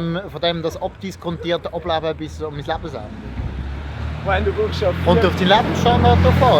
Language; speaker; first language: German; native; German